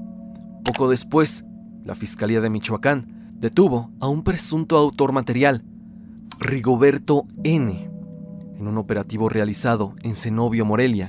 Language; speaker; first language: Spanish; native; Spanish